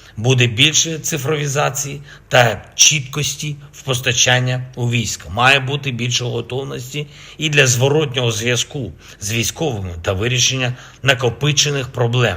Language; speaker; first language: Ukrainian; non-native, local second language; Russian